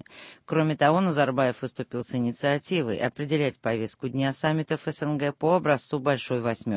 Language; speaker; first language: Russian; native; Russian